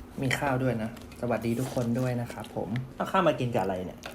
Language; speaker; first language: Thai; native; Thai